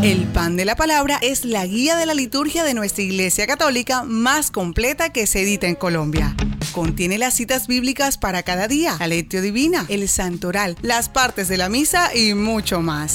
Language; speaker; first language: Spanish; native; Spanish